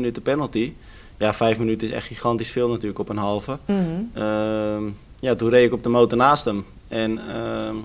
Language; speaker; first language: Dutch; native; Dutch